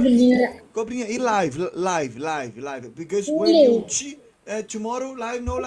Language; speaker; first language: English; non-native, learner; Portuguese